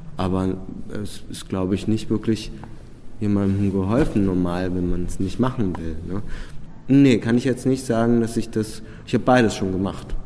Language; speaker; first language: German; early bilingual, other home language; Czech